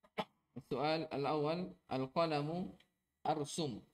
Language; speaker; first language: Arabic; non-native, fluent; Indonesian